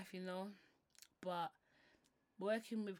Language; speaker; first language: English; non-native, local second language; Yoruba